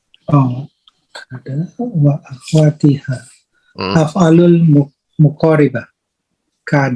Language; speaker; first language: Arabic; non-native, learner; Indonesian